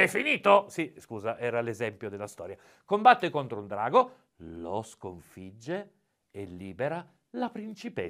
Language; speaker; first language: Italian; native; Italian